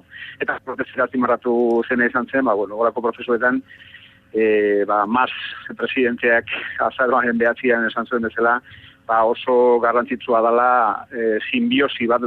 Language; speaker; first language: Basque; native; Basque